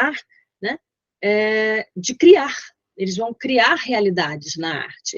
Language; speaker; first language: Portuguese; native; Portuguese